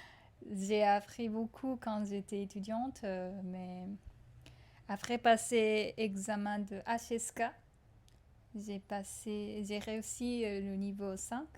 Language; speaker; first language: French; non-native, fluent; Japanese